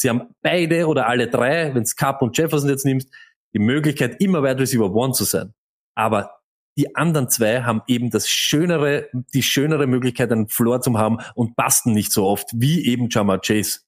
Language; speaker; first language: German; native; German